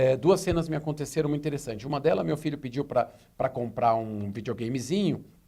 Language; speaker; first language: Portuguese; native; Portuguese